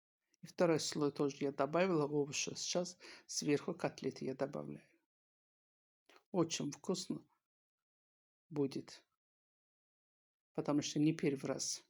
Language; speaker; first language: Russian; non-native, local second language; Azerbaijani